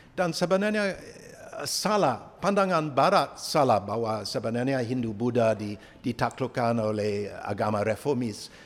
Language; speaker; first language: Malay; non-native, fluent; English